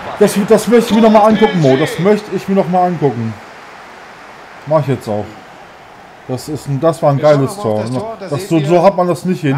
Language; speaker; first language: German; native; German